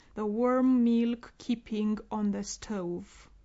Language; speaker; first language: English; non-native, fluent; Romanian